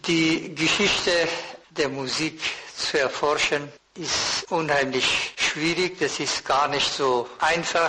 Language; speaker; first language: German; non-native, fluent; Persian